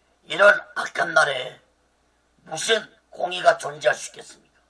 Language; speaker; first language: Korean; native; Korean